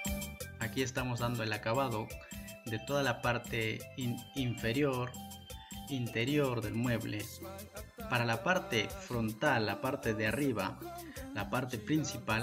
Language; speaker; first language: Spanish; native; Spanish